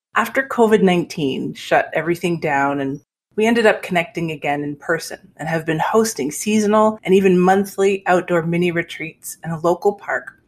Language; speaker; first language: English; native; English